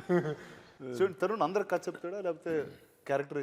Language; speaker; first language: Telugu; native; Telugu